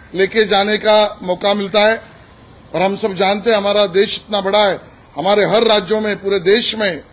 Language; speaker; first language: Hindi; non-native, local second language; Marathi